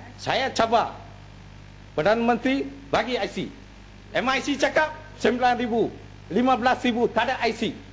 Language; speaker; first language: Malay; non-native, local second language; Tamil